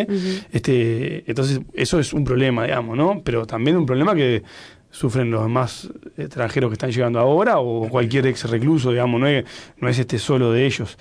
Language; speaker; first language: Spanish; native; Spanish